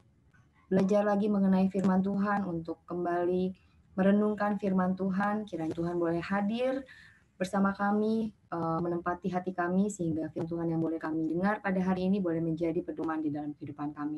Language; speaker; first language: Indonesian; native; Indonesian